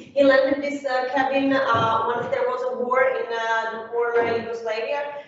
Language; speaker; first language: English; non-native, fluent; Czech